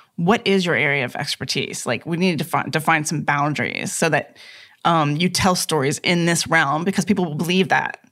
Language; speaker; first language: English; native; English